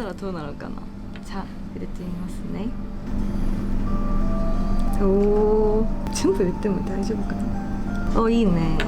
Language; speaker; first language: Japanese; non-native, learner; Korean